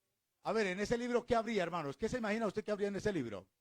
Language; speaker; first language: Spanish; native; Spanish